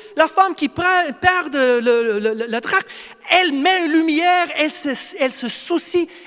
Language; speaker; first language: French; non-native, fluent; English